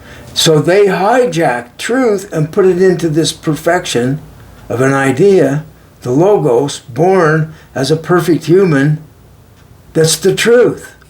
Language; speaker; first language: English; native; English